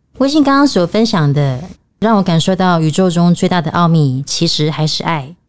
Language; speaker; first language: Chinese; native; Chinese